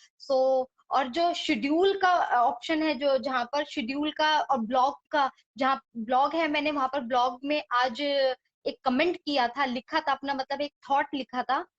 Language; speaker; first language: Hindi; native; Hindi